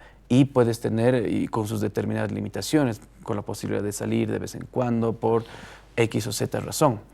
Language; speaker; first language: Spanish; native; Spanish